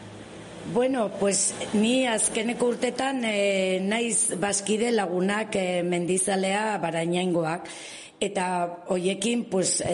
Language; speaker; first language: Basque; non-native, local second language; Spanish